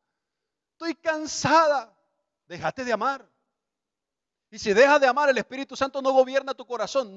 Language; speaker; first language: Spanish; native; Spanish